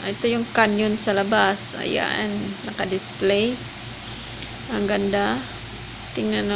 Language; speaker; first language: Filipino; native; Filipino